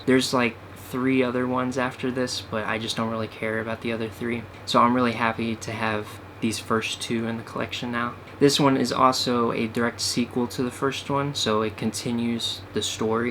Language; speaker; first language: English; native; English